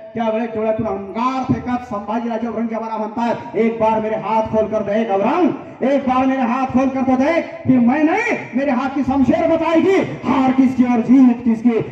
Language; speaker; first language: Hindi; non-native, local second language; Marathi